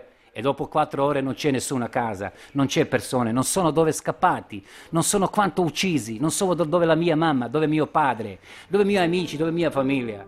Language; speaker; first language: Italian; non-native, learner; Bosnian